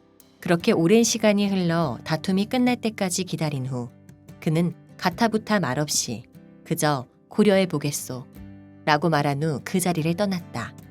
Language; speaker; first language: Korean; native; Korean